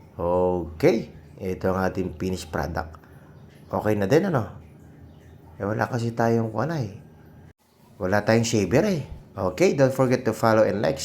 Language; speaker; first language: Filipino; native; Filipino